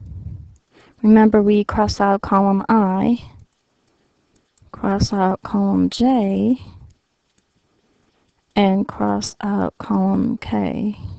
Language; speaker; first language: English; native; English